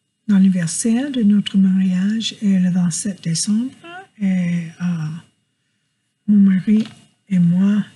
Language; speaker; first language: French; non-native, learner; English